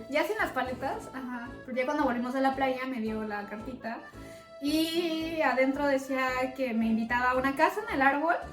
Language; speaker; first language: Spanish; native; Spanish